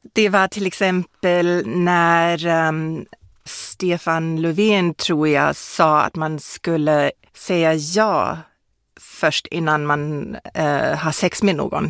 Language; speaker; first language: Swedish; non-native, fluent; German